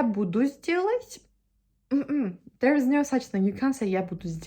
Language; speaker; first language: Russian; non-native, fluent; Turkish